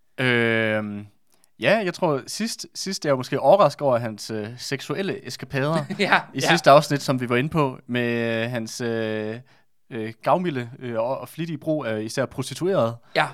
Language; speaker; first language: Danish; native; Danish